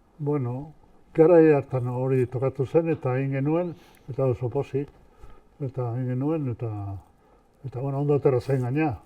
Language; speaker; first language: Basque; native; Basque